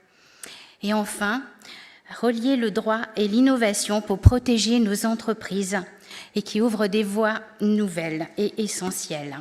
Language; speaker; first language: French; native; French